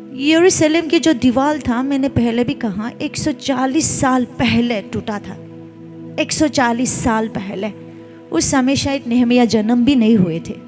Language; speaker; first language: Hindi; non-native, local second language; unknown